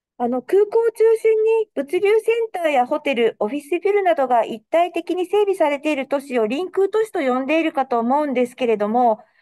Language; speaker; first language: Japanese; native; Japanese